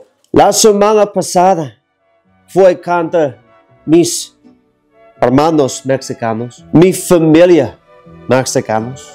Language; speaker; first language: Spanish; non-native, learner; English